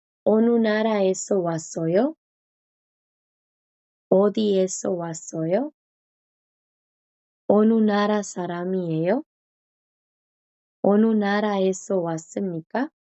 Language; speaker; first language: Korean; non-native, fluent; Spanish